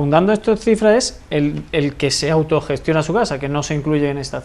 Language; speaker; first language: Spanish; native; Spanish